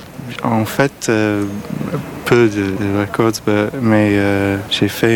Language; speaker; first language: French; non-native, learner; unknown